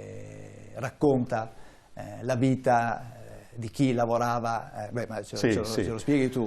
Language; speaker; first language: Italian; native; Italian